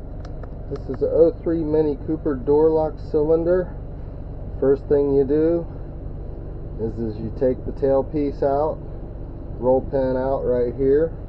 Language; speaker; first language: English; native; English